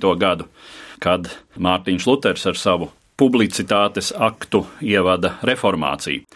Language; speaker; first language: Latvian; native; Latvian